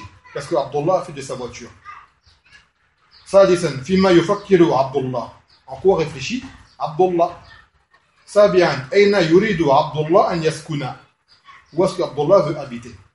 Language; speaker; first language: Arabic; non-native, fluent; French